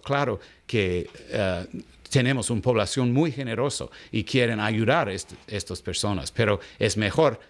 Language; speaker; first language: Spanish; non-native, learner; English